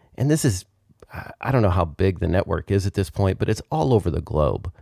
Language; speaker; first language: English; native; English